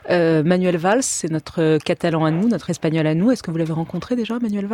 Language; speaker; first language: French; native; French